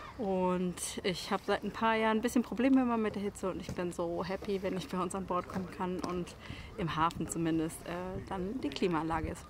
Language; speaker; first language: German; native; German